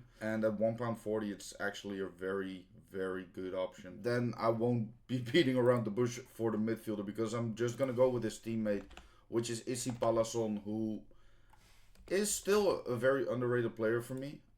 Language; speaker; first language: English; non-native, fluent; Dutch